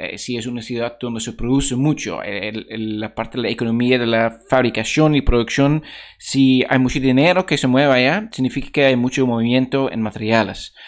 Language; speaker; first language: Spanish; non-native, fluent; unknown